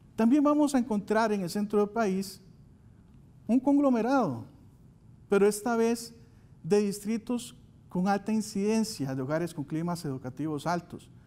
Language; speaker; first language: Spanish; native; Spanish